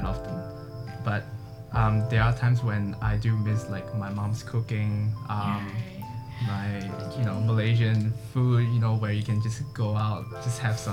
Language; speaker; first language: English; non-native, local second language; Chinese